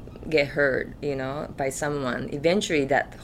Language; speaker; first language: English; non-native, fluent; Japanese